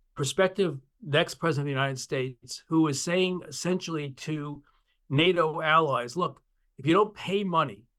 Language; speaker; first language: English; native; English